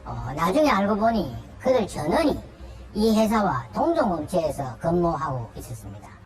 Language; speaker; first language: Korean; native; Korean